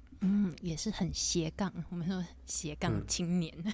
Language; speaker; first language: Chinese; native; Chinese